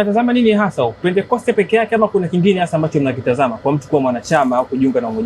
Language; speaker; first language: Swahili; native; Swahili